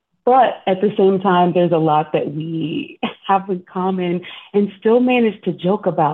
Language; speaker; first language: English; native; English